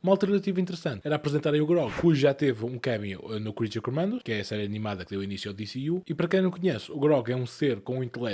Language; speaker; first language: Portuguese; native; Portuguese